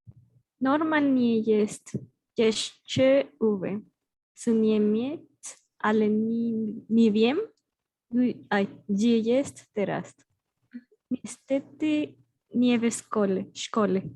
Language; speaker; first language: Polish; non-native, learner; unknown